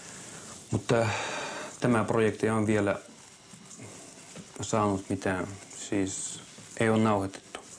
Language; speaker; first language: Finnish; non-native, fluent; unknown